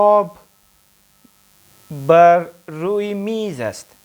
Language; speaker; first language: Persian; non-native, fluent; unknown